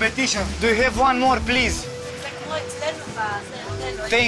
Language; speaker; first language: English; non-native, learner; Romanian